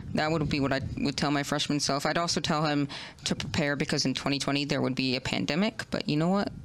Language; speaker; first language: English; native; English